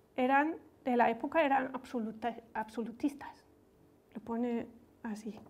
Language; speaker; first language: Spanish; non-native, fluent; German